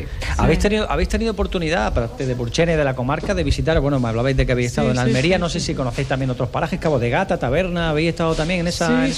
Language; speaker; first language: Spanish; native; Spanish